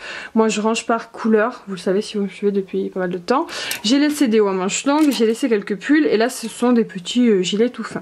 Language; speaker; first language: French; native; French